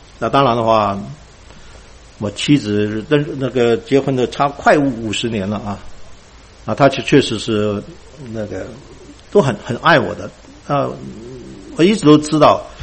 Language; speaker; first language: Chinese; non-native, local second language; Cantonese